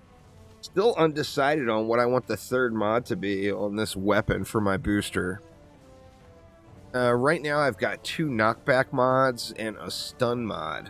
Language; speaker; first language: English; native; English